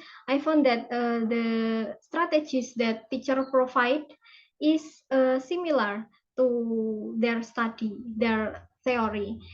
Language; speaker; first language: English; non-native, fluent; Indonesian